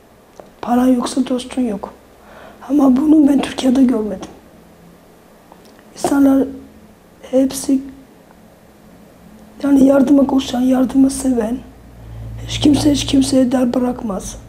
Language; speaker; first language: Turkish; non-native, fluent; Armenian